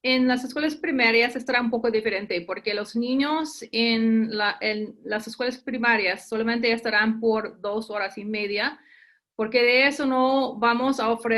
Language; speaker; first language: Spanish; early bilingual, heritage; English